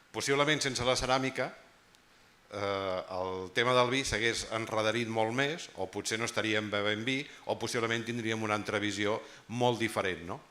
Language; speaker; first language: Catalan; native; Catalan